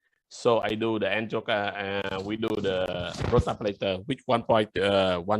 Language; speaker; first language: English; non-native, learner; Vietnamese